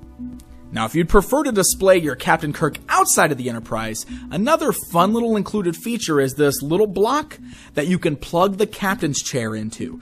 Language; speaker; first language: English; native; English